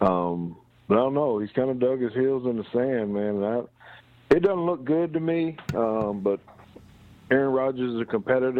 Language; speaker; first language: English; native; English